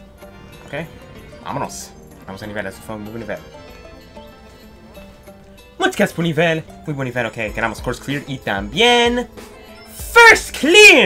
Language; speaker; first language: Spanish; early bilingual, heritage; Spanish